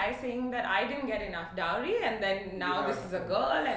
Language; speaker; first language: English; non-native, local second language; Hindi